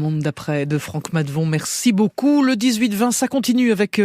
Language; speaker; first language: French; native; French